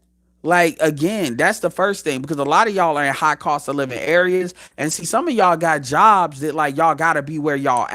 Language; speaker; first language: English; native; English